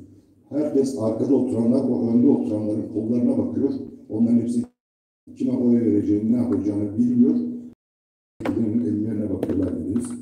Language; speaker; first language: Turkish; native; Turkish